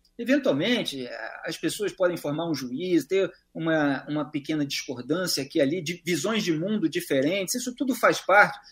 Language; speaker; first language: Portuguese; native; Portuguese